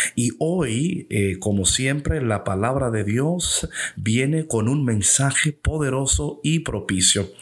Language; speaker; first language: Spanish; early bilingual, heritage; English